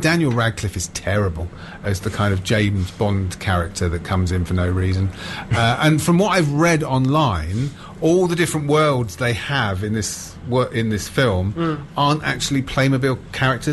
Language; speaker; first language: English; native; English